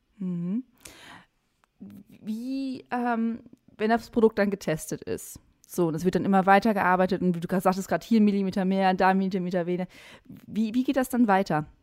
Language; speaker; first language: German; native; German